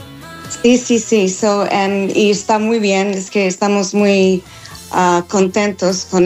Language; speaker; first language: Spanish; non-native, learner; English